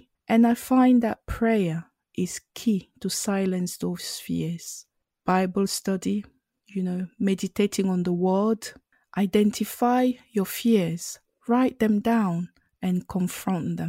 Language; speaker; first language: English; non-native, local second language; French